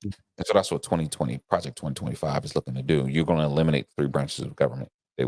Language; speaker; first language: English; native; English